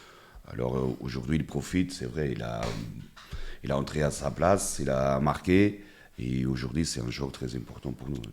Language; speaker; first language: French; non-native, fluent; Portuguese